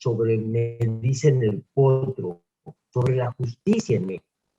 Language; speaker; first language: Spanish; native; Spanish